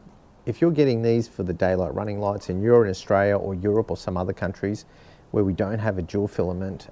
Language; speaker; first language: English; native; English